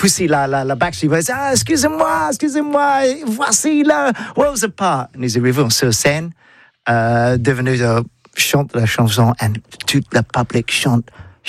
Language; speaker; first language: French; non-native, learner; English